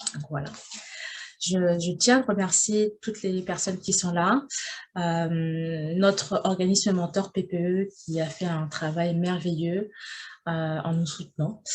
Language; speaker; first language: French; non-native, local second language; Wolof